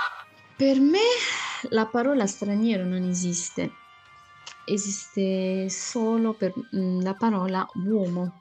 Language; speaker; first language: Italian; non-native, fluent; Arabic